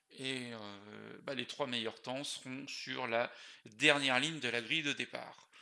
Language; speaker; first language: French; native; French